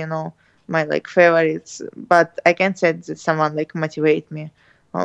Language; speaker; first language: English; non-native, learner; Russian